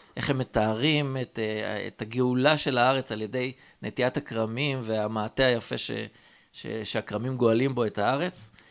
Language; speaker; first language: Hebrew; native; Hebrew